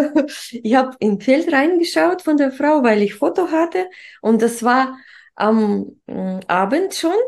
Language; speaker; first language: German; non-native, fluent; Russian